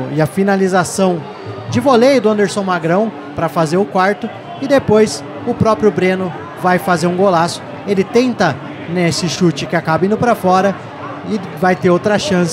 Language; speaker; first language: Portuguese; native; Portuguese